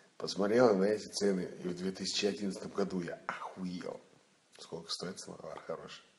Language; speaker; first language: Russian; native; Russian